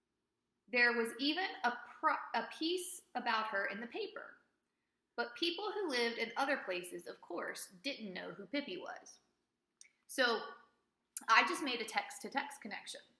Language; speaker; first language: English; native; English